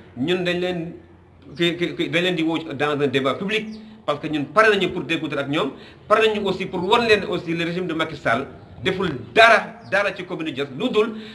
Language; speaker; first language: Wolof; native; Wolof